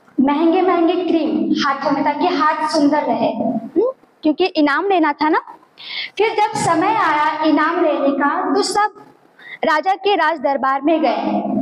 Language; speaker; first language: Hindi; native; Hindi